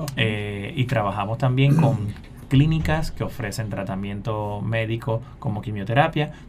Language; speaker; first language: Spanish; native; Spanish